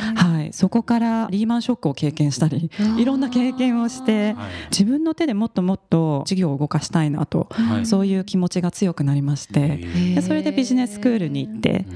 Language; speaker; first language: Japanese; early bilingual, other home language; English